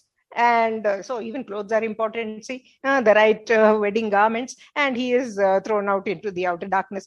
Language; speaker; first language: English; non-native, local second language; Telugu